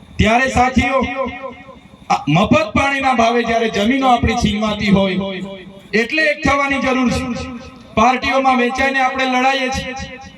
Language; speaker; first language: Gujarati; non-native, local second language; Vasavi